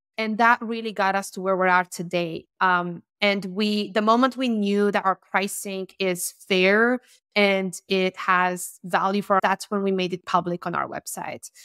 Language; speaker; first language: English; non-native, fluent; Romanian